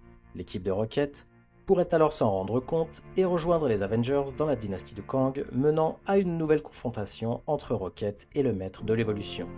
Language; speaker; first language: French; native; French